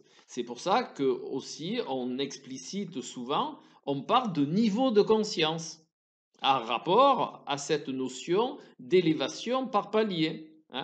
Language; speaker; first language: French; native; French